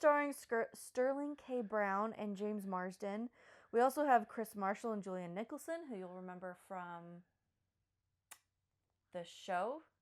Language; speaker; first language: English; native; English